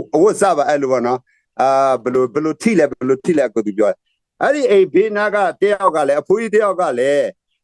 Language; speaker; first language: Burmese; non-native, local second language; S'gaw Karen